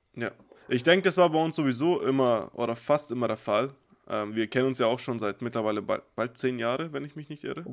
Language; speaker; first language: German; native; German